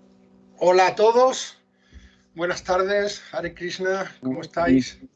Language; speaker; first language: Spanish; native; Spanish